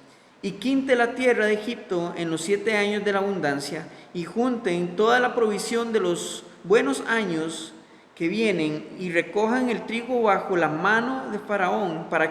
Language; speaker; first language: Spanish; native; Spanish